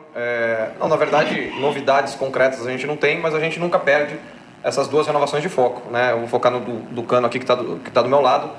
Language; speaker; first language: Portuguese; native; Portuguese